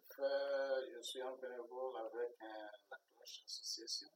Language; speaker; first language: French; non-native, learner; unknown